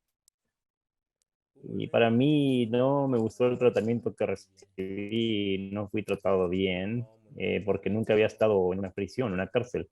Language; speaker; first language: Spanish; non-native, fluent; English